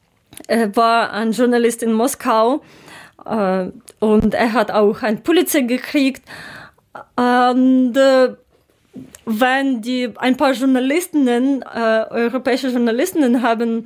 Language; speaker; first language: German; non-native, learner; Ukrainian